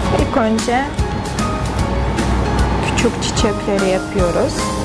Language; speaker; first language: Turkish; non-native, fluent; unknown